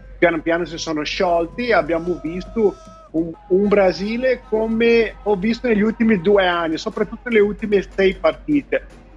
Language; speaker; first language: Italian; non-native, fluent; Portuguese